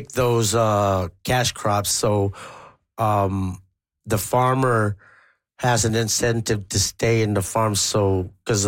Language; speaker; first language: English; non-native, local second language; Pampanga